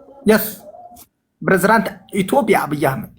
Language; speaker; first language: English; non-native, learner; Amharic